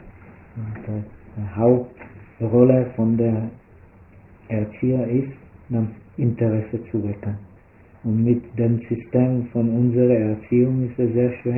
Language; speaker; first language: German; non-native, fluent; Czech